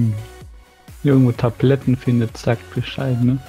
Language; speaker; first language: German; native; German